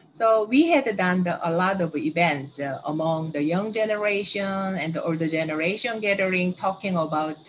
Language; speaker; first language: English; non-native, learner; Korean